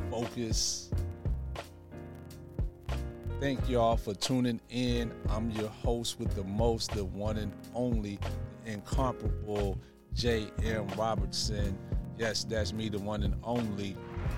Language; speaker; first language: English; native; English